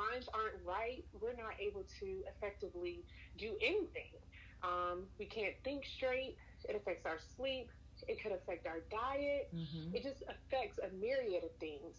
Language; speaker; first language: English; native; English